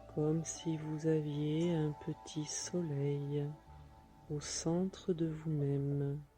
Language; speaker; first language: French; native; French